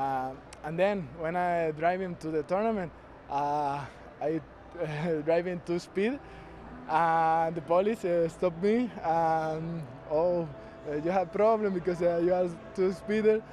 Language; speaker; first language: English; non-native, learner; Spanish